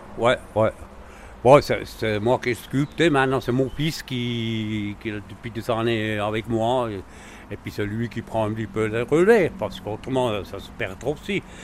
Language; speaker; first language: French; non-native, local second language; Swiss German